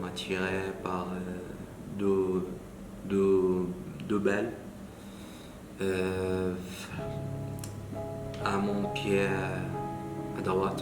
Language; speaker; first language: French; non-native, learner; Arabic